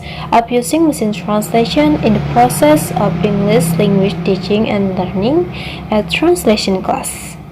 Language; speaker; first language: English; non-native, learner; Indonesian